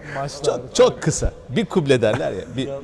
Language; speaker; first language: Turkish; native; Turkish